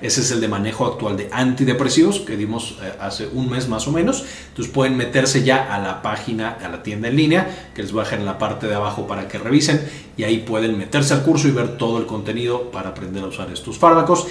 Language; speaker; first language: Spanish; native; Spanish